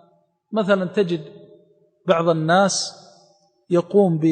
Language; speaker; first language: Arabic; native; Arabic